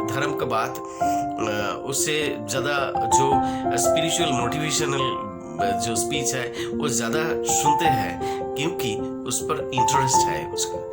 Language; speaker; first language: Hindi; non-native, local second language; Bangla